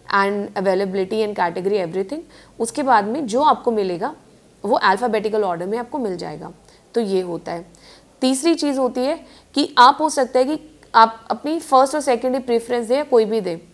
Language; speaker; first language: Hindi; native; Hindi